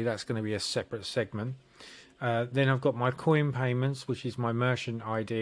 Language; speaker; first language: English; native; English